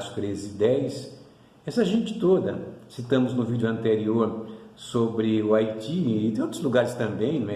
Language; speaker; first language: Portuguese; native; Portuguese